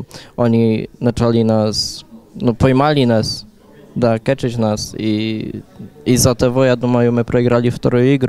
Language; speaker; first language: Russian; non-native, learner; Polish